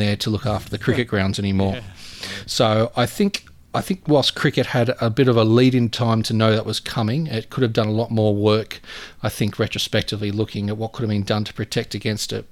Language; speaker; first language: English; native; English